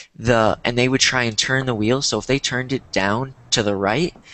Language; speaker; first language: English; native; English